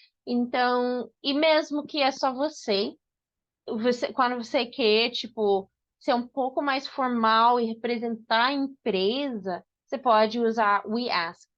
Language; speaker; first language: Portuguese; non-native, fluent; English